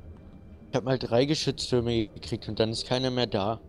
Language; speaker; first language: German; native; German